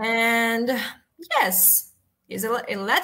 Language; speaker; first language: English; non-native, learner; Portuguese